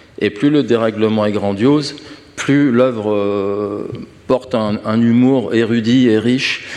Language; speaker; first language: French; native; French